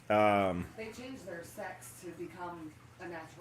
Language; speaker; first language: English; native; English